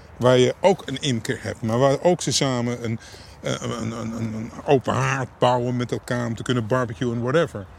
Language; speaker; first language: Dutch; native; Dutch